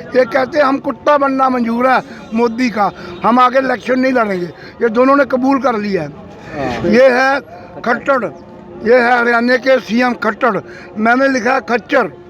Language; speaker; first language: Hindi; non-native, local second language; Punjabi